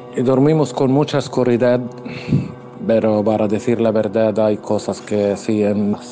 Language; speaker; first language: Spanish; non-native, fluent; Arabic